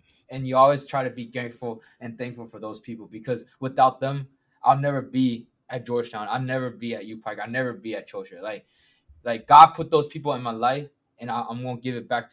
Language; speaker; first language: English; non-native, fluent; Chinese